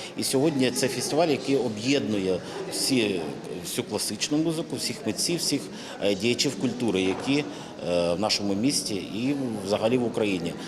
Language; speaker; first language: Ukrainian; native; Ukrainian